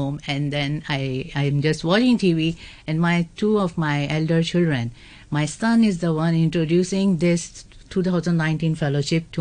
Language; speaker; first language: English; non-native, local second language; Urdu